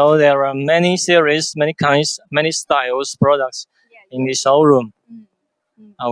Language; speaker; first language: English; non-native, fluent; Chinese